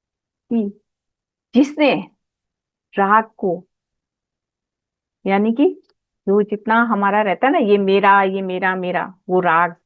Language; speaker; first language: Hindi; native; Hindi